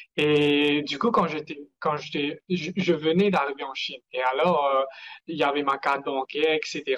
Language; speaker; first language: French; non-native, local second language; Morisyen